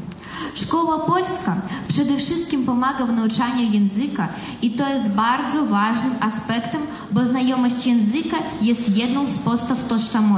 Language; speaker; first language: Polish; non-native, fluent; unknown